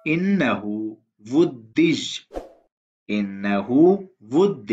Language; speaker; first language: Arabic; non-native, fluent; Urdu